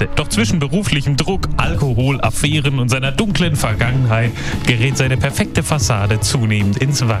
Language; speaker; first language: German; native; German